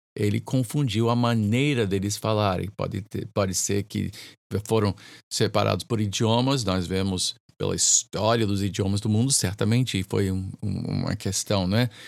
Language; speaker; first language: Portuguese; non-native, fluent; English